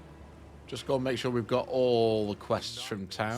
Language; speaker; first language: English; native; English